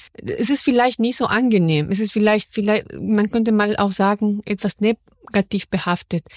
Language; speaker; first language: German; non-native, fluent; Spanish